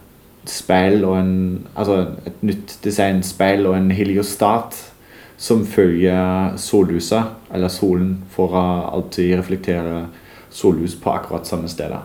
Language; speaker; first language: Norwegian; non-native, fluent; German